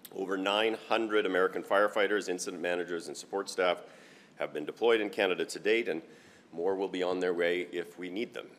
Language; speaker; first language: English; native; English